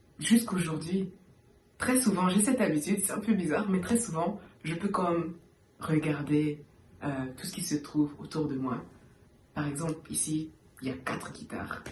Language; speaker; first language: French; early bilingual, heritage; French